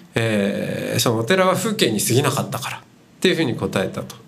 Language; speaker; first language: Japanese; native; Japanese